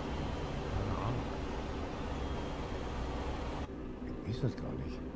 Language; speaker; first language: German; native; German